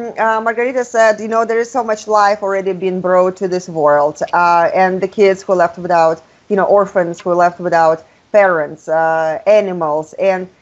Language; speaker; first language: English; non-native, fluent; Russian